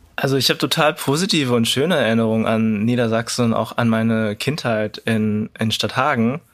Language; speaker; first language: German; early bilingual, other home language; Cantonese